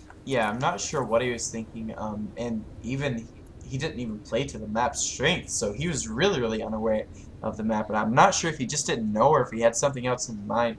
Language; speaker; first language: English; native; English